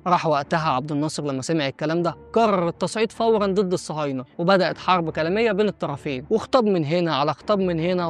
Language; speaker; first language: Arabic; native; Arabic